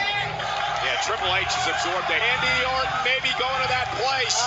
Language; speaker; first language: English; native; English